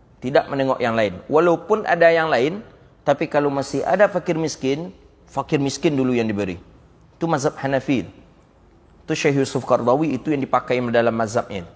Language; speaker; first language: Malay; non-native, local second language; Minangkabau